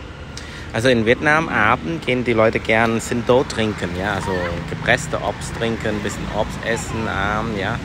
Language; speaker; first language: German; non-native, learner; Vietnamese